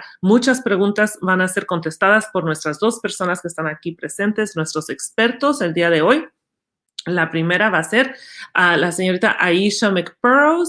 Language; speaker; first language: Spanish; early bilingual, other home language; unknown